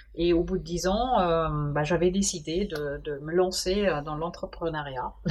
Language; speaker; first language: French; non-native, fluent; German